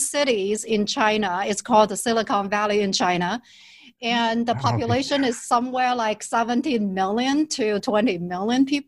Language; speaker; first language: English; non-native, fluent; Chinese